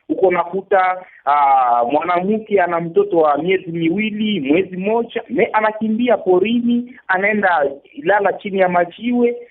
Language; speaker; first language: Swahili; native; Swahili